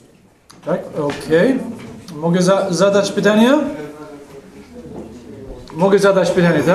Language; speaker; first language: Polish; non-native, fluent; English